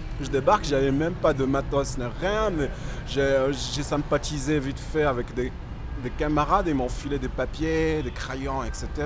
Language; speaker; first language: French; non-native, local second language; Berber languages